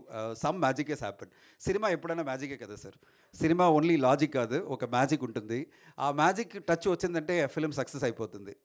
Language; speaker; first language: Telugu; non-native, learner; Tamil